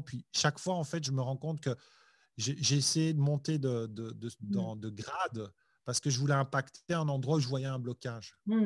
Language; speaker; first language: French; native; French